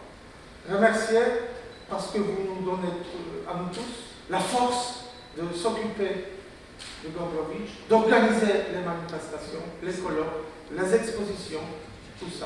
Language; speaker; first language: French; non-native, fluent; Polish